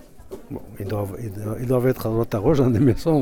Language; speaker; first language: French; non-native, fluent; Basque